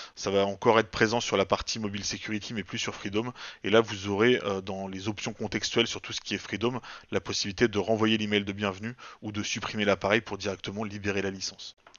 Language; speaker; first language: French; native; French